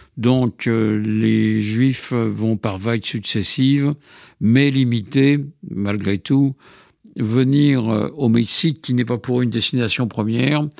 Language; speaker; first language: French; native; French